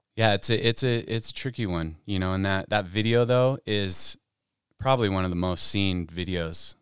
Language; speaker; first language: English; native; English